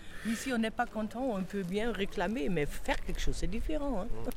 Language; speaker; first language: French; non-native, fluent; German